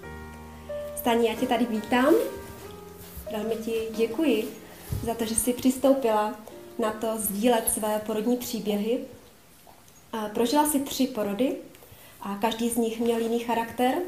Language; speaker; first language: Czech; native; Czech